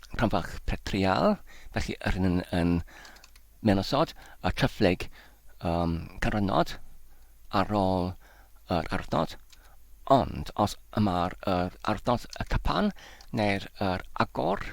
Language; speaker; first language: Welsh; non-native, learner; English